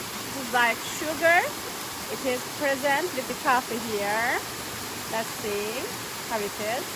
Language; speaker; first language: English; non-native, learner; Turkish